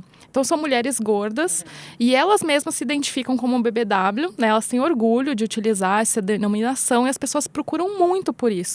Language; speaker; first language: Portuguese; native; Portuguese